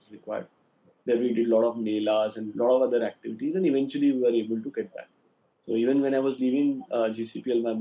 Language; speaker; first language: English; non-native, local second language; Hindi